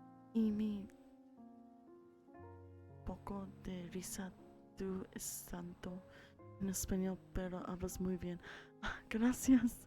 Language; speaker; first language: Spanish; early bilingual, heritage; English